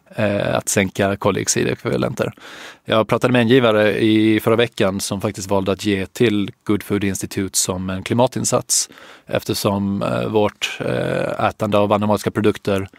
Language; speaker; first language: Swedish; native; Swedish